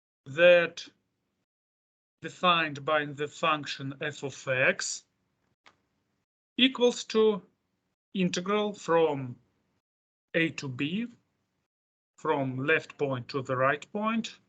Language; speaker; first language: English; non-native, fluent; Russian